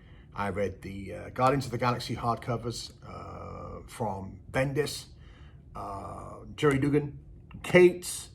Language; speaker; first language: English; native; English